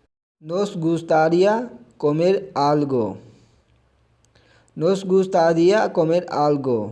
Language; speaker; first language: Spanish; non-native, fluent; Urdu